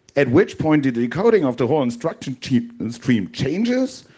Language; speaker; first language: English; non-native, fluent; German